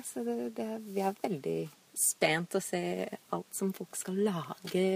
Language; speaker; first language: Norwegian; non-native, fluent; English